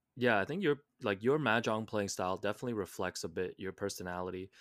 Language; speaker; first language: English; non-native, local second language; Cantonese